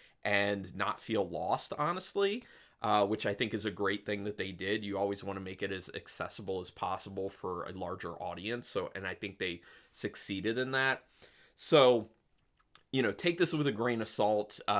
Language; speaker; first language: English; native; English